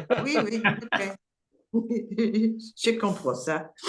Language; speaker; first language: French; non-native, learner; English